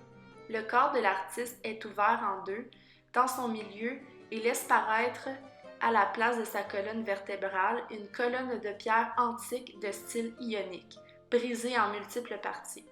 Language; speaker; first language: French; native; French